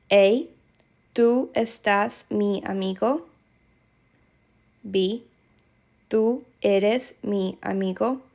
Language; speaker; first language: Spanish; non-native, fluent; English